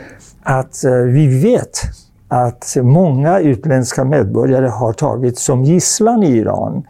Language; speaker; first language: Swedish; non-native, fluent; Persian